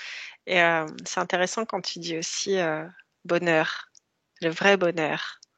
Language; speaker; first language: French; native; French